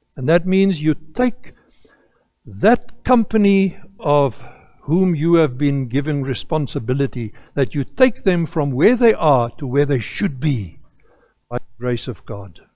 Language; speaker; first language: English; non-native, local second language; Afrikaans